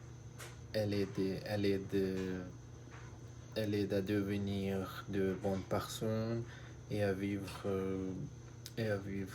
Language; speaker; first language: French; non-native, learner; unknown